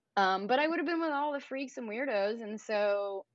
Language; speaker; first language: English; native; English